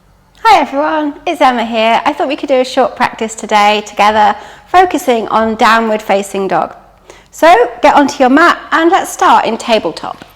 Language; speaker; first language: English; native; English